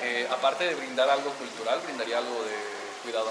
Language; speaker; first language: Spanish; native; Spanish